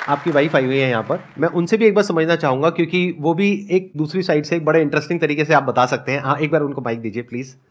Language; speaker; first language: Hindi; native; Hindi